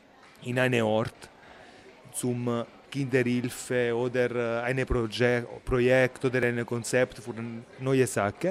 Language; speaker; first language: German; non-native, learner; Italian